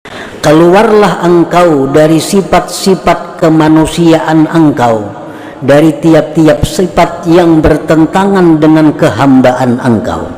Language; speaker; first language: Indonesian; non-native, local second language; Banjar